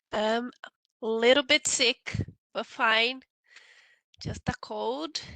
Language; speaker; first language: English; non-native, fluent; Portuguese